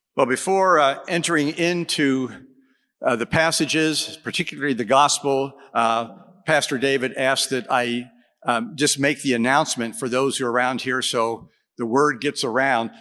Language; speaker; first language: English; native; English